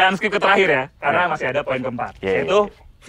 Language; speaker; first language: Indonesian; native; Indonesian